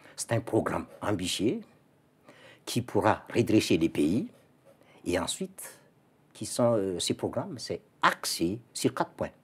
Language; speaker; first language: French; non-native, local second language; Malagasy